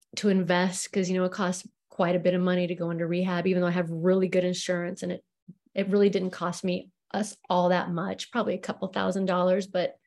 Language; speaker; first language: English; native; English